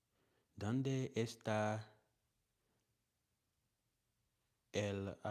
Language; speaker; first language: Spanish; non-native, learner; English